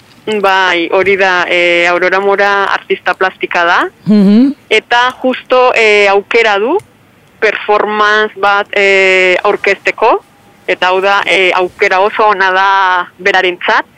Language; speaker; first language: Basque; non-native, fluent; Spanish